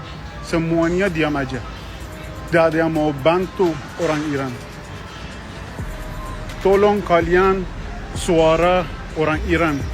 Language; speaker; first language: Indonesian; non-native, learner; Persian